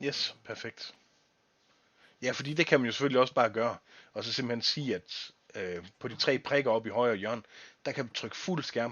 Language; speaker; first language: Danish; native; Danish